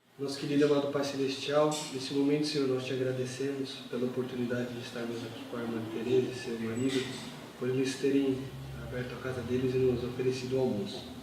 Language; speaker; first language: Portuguese; native; Portuguese